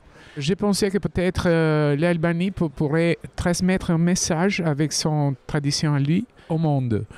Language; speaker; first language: French; non-native, fluent; Albanian